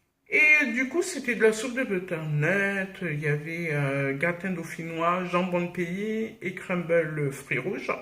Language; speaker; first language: French; native; French